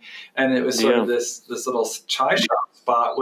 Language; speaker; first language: English; native; English